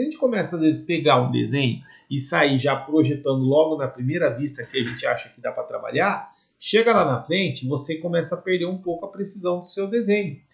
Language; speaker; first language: Portuguese; native; Portuguese